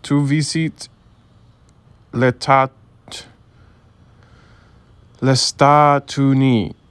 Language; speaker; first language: French; non-native, learner; English